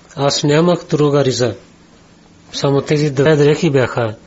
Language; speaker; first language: Bulgarian; non-native, learner; Urdu